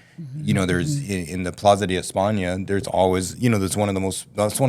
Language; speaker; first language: English; native; English